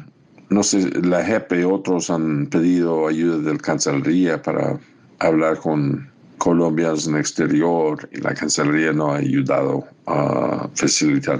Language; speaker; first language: Spanish; non-native, fluent; English